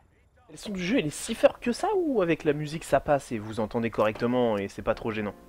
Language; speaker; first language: French; native; French